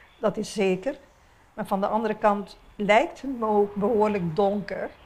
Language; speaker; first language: Dutch; non-native, local second language; Papiamento